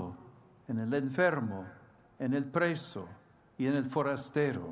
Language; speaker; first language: Spanish; non-native, fluent; English